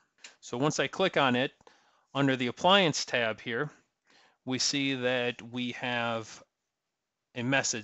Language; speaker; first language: English; native; English